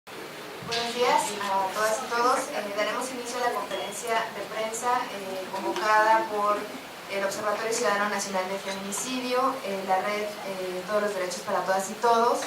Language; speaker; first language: Spanish; native; Spanish